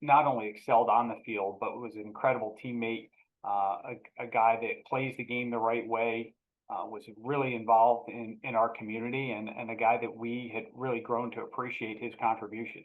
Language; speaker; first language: English; native; English